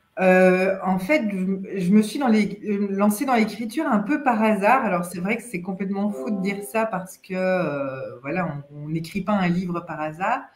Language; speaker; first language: French; native; French